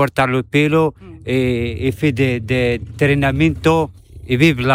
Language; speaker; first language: Spanish; non-native, learner; Arabic